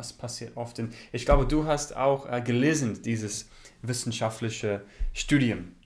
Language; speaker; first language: German; non-native, learner; English